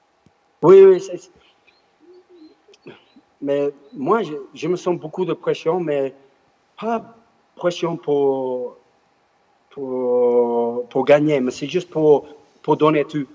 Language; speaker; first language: French; non-native, learner; English